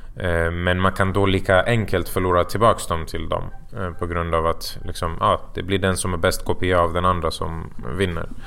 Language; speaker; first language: Swedish; early bilingual, other home language; Persian